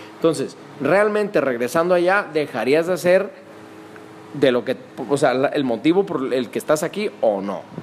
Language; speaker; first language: Spanish; native; Spanish